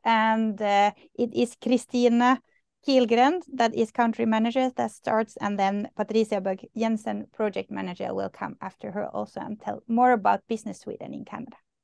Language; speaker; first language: English; non-native, fluent; Swedish